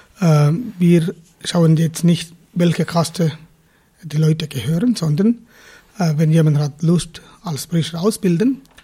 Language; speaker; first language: German; non-native, fluent; Tamil